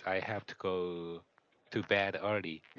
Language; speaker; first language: English; non-native, learner; Korean